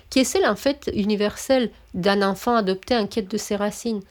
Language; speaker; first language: French; non-native, fluent; Romanian